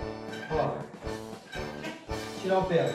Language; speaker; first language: Portuguese; native; Portuguese